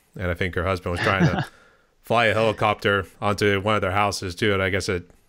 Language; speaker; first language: English; native; English